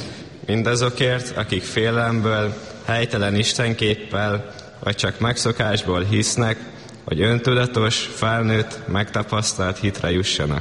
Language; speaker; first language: Hungarian; native; Hungarian